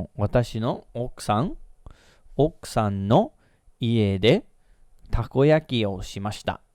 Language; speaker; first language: Japanese; non-native, fluent; English